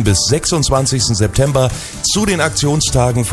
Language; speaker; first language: German; native; German